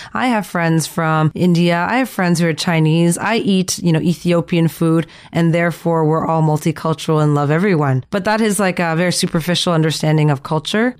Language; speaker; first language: English; early bilingual, other home language; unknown